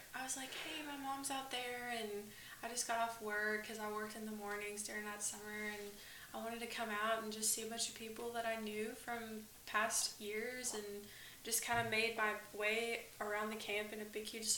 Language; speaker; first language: English; native; English